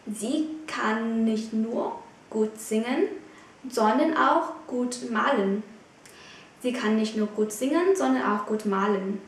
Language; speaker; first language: German; non-native, fluent; Vietnamese